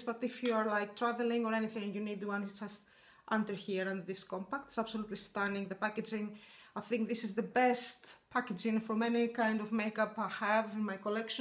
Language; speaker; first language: English; non-native, fluent; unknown